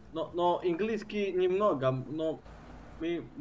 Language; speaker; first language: Russian; non-native, learner; Czech